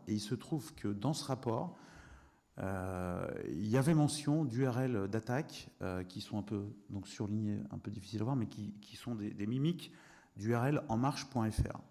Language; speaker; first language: French; native; French